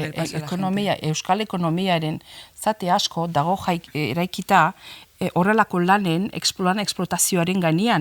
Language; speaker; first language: Basque; non-native, fluent; Azerbaijani